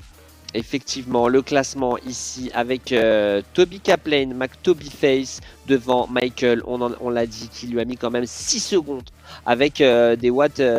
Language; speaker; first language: French; native; French